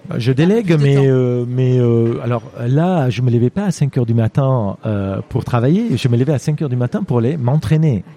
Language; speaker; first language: French; non-native, fluent; Armenian